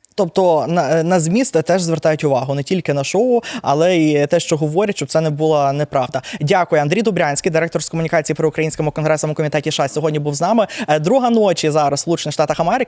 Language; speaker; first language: Ukrainian; native; Ukrainian